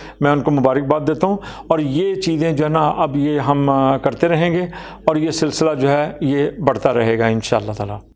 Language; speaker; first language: Urdu; non-native, local second language; Punjabi